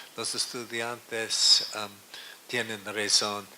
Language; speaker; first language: Spanish; non-native, learner; English